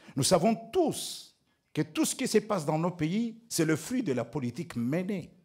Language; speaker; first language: French; non-native, local second language; Ngazidja Comorian